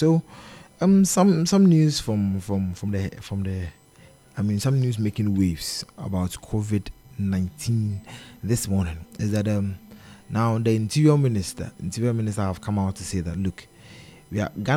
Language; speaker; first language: English; non-native, local second language; Akan